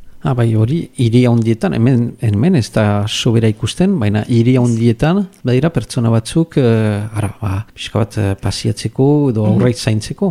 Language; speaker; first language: Basque; native; Basque